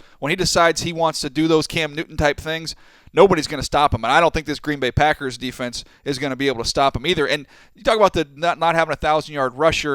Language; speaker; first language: English; native; English